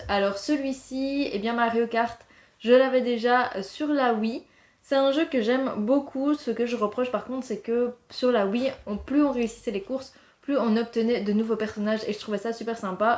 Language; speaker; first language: French; native; French